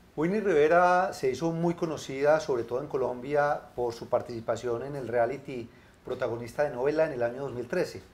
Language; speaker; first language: Spanish; native; Spanish